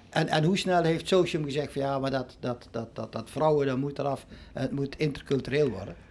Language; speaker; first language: Dutch; native; Dutch